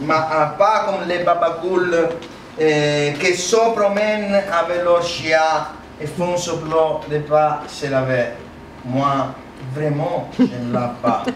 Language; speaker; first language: French; non-native, learner; Italian